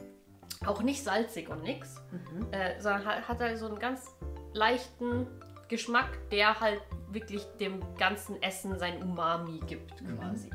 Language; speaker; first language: German; native; German